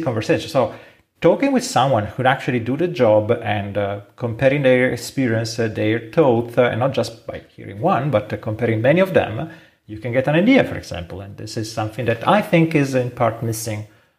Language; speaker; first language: English; non-native, fluent; Italian